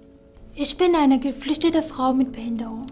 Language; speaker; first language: German; non-native, fluent; Kurdish